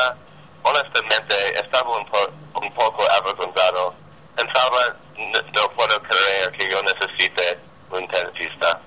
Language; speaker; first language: Spanish; non-native, learner; English